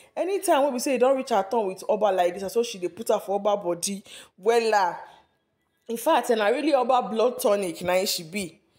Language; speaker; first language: Nigerian Pidgin; non-native, local second language; Yoruba